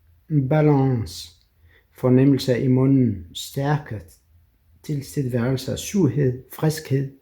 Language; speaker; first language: Danish; non-native, fluent; French